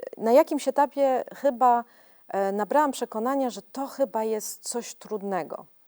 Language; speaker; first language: Polish; early bilingual, heritage; Polish